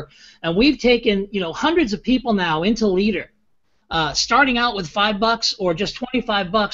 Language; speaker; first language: English; native; English